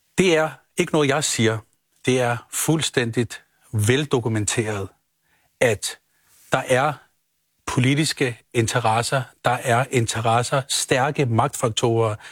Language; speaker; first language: Danish; early bilingual, other home language; Urdu